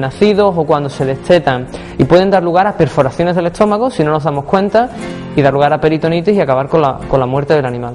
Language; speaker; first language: Spanish; native; Spanish